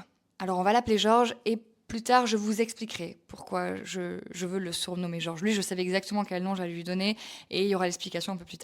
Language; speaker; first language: French; native; French